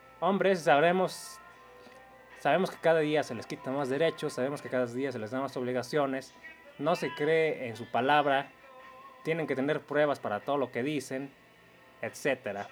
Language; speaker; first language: Spanish; native; Spanish